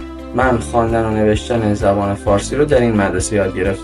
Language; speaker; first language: Persian; early bilingual, heritage; Persian